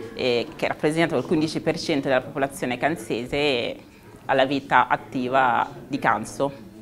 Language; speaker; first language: Italian; early bilingual, other home language; Wolof